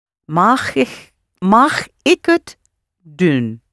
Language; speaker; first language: Dutch; non-native, learner; English